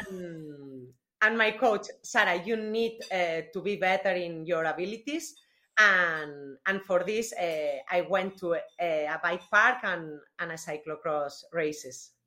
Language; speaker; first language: English; non-native, learner; Spanish